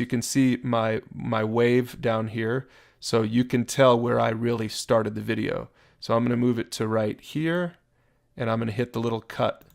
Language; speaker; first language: English; native; English